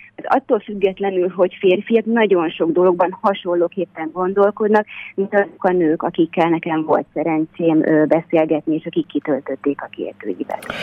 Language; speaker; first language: Hungarian; native; Hungarian